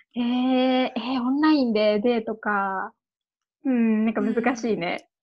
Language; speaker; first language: Japanese; native; Japanese